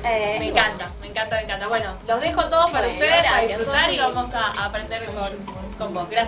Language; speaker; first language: Spanish; native; Spanish